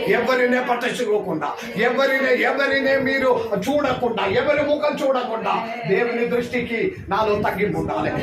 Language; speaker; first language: Telugu; non-native, local second language; Malayalam